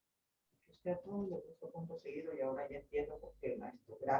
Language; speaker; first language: Spanish; native; Spanish